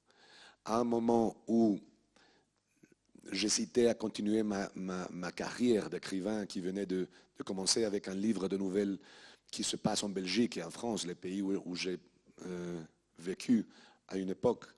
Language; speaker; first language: French; non-native, fluent; Spanish